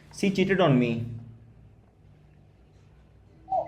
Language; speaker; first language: English; non-native, learner; Hindi